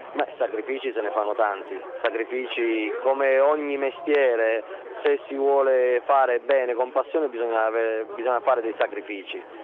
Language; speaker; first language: Italian; native; Italian